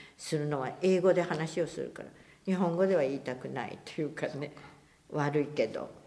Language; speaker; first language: Japanese; native; Japanese